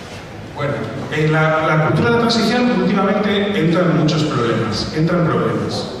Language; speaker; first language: Spanish; native; Spanish